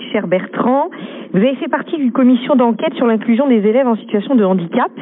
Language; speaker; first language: French; native; French